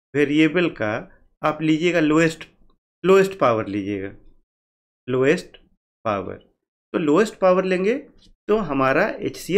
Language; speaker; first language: Hindi; native; Hindi